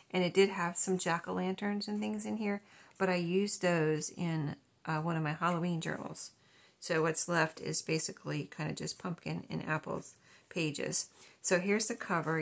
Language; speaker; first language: English; native; English